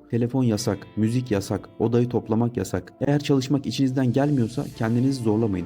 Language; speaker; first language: Turkish; native; Turkish